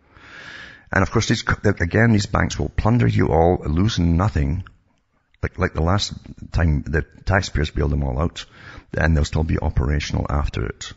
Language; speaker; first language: English; native; English